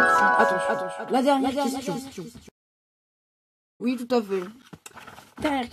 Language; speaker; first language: French; native; French